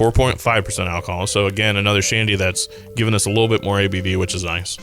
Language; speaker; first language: English; native; English